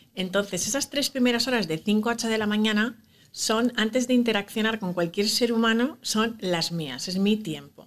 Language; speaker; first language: Spanish; native; Spanish